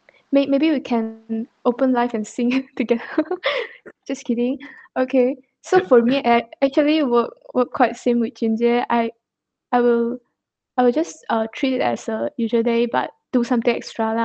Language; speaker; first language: English; non-native, local second language; Chinese